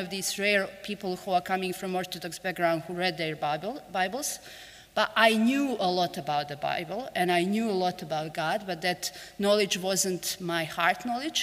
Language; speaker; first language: English; non-native, fluent; Serbian